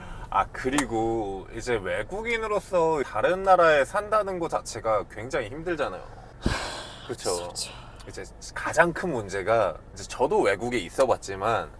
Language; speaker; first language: Korean; native; Korean